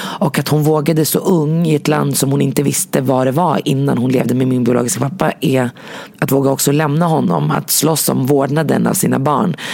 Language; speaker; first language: Swedish; native; Swedish